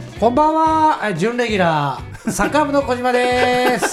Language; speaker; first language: Japanese; native; Japanese